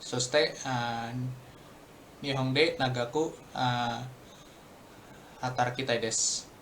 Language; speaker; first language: Japanese; non-native, learner; Indonesian